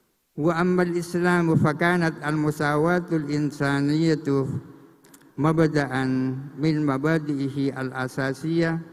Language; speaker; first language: Arabic; non-native, fluent; Indonesian